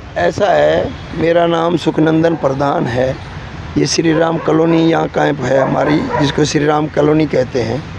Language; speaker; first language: Urdu; non-native, local second language; Sindhi